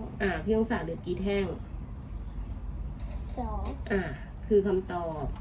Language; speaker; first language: Thai; native; Thai